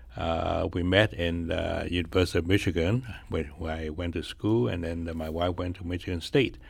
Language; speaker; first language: English; non-native, fluent; Chinese